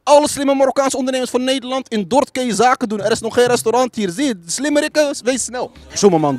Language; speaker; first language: Dutch; early bilingual, other home language; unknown